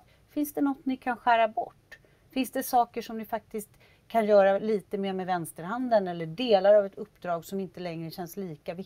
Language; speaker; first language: Swedish; native; Swedish